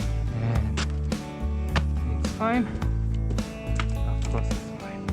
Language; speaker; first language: English; non-native, learner; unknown